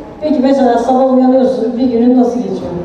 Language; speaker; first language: Turkish; native; Turkish